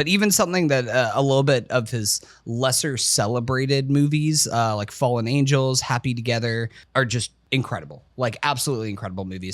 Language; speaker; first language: English; native; English